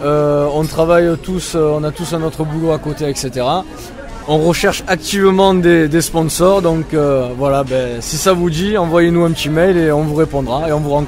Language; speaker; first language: French; native; French